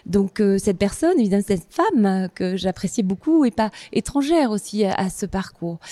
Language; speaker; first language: French; native; French